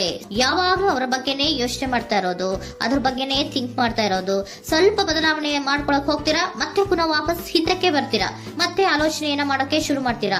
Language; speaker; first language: Kannada; native; Kannada